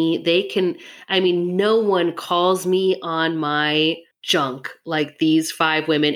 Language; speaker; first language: English; native; English